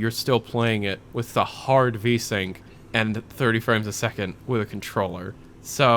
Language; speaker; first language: English; native; English